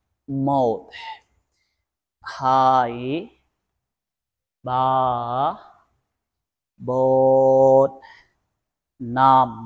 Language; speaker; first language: Vietnamese; non-native, learner; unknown